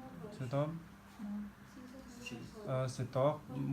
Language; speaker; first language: French; non-native, learner; Arabic